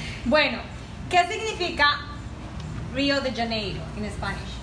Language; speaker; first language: Spanish; native; Spanish